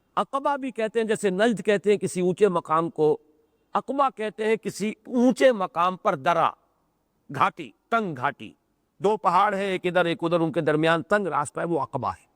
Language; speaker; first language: Urdu; native; Urdu